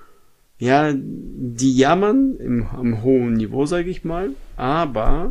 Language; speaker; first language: German; non-native, fluent; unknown